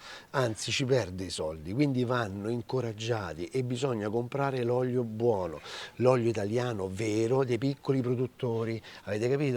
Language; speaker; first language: Italian; native; Italian